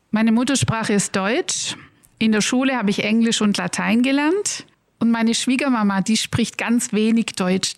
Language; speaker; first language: German; native; German